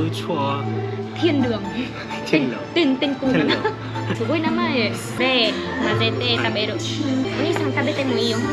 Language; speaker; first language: Japanese; non-native, learner; Vietnamese